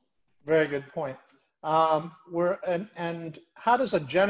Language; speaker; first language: English; native; English